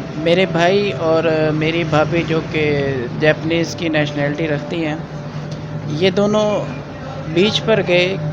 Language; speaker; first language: Urdu; non-native, local second language; Punjabi